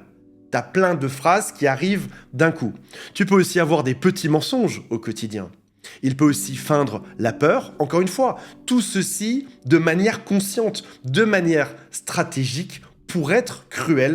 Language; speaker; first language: French; native; French